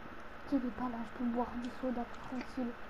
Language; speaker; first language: French; native; French